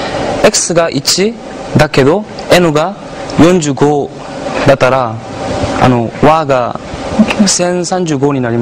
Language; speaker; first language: Japanese; non-native, fluent; Korean